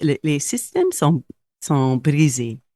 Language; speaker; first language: French; non-native, local second language; English